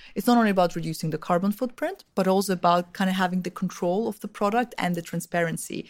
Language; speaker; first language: English; early bilingual, other home language; Russian